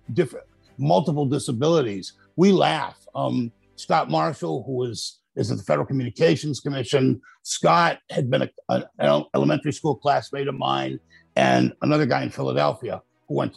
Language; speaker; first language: English; native; English